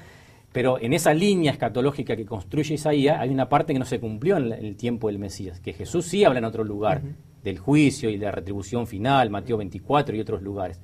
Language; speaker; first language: Spanish; native; Spanish